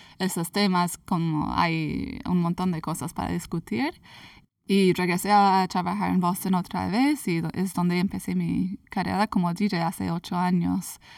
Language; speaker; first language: Spanish; early bilingual, heritage; English